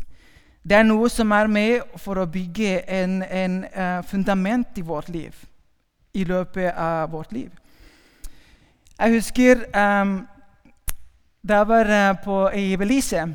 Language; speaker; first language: Norwegian; non-native, fluent; Spanish